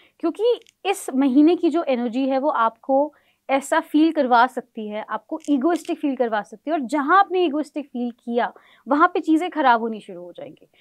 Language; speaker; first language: Hindi; native; Hindi